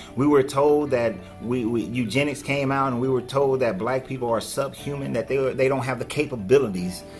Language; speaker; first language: English; native; English